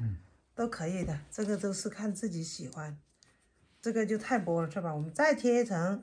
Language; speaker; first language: Chinese; native; Chinese